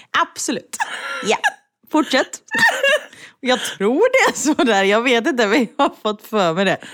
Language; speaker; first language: Swedish; native; Swedish